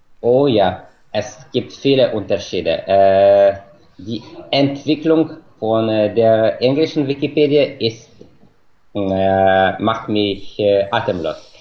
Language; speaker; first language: German; non-native, fluent; Russian